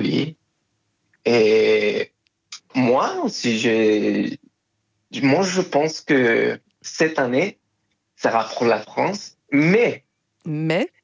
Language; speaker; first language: French; non-native, fluent; Spanish